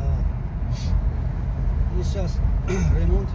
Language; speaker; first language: Russian; non-native, local second language; Tajik